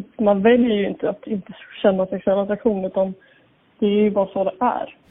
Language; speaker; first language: Swedish; native; Swedish